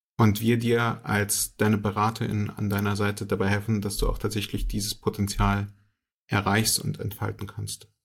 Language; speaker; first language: German; early bilingual, other home language; Russian